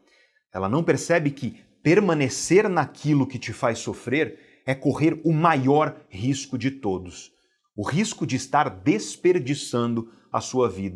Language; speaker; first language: Portuguese; native; Portuguese